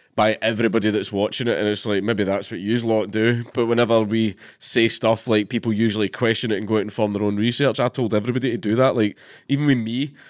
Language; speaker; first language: English; native; English